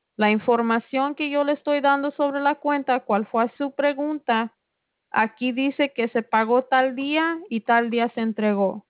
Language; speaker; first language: Spanish; early bilingual, heritage; Spanish